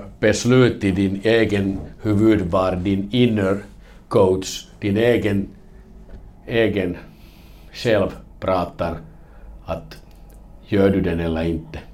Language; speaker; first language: Swedish; non-native, local second language; Finnish